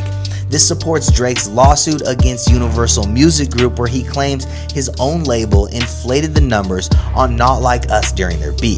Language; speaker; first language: English; native; English